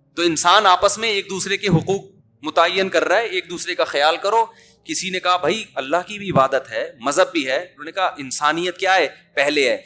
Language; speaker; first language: Urdu; native; Urdu